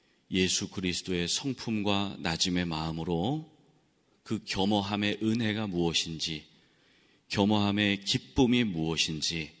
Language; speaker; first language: Korean; native; Korean